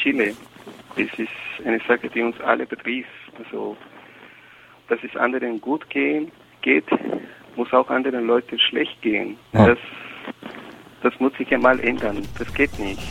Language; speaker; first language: German; non-native, fluent; Spanish